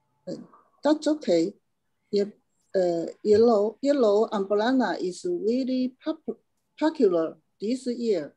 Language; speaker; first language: English; non-native, learner; Chinese